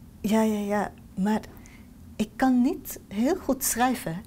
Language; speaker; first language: Dutch; non-native, learner; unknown